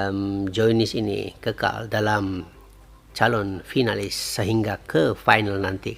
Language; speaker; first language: Malay; native; Malay